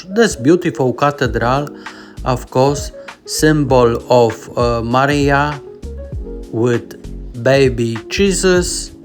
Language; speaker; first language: English; non-native, learner; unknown